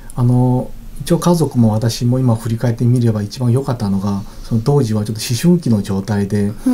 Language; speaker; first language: Japanese; non-native, fluent; Korean